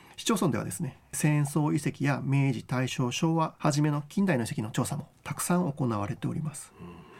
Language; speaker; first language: Japanese; native; Japanese